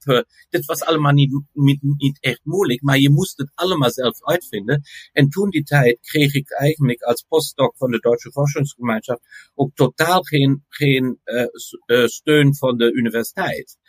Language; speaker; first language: Dutch; non-native, fluent; German